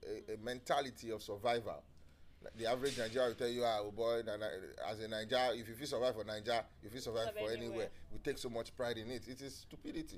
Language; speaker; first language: English; non-native, local second language; Yoruba